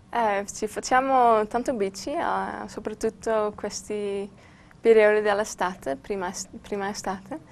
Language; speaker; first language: Italian; non-native, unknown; Dutch